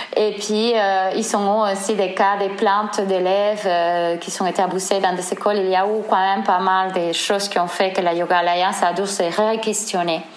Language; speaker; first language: French; non-native, fluent; Spanish